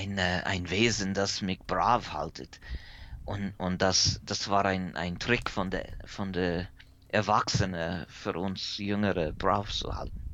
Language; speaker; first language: German; early bilingual, heritage; English